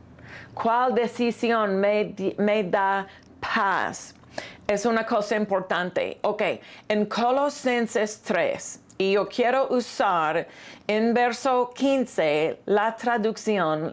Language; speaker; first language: Spanish; non-native, fluent; English